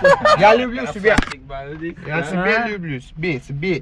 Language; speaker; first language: Russian; non-native, learner; Uzbek